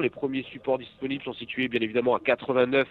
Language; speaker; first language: French; native; French